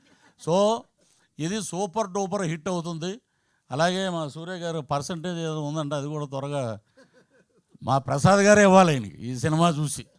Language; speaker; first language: Telugu; native; Telugu